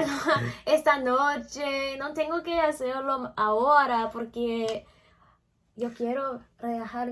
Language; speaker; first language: Spanish; non-native, learner; English